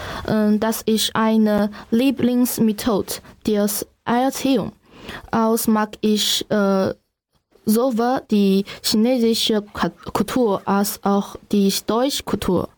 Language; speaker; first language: German; non-native, learner; Chinese